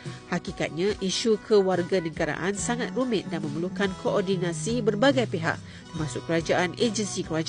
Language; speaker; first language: Malay; native; Malay